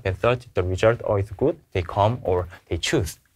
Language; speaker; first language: English; non-native, learner; Korean